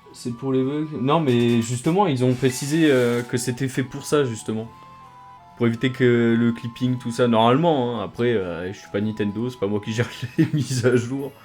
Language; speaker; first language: French; native; French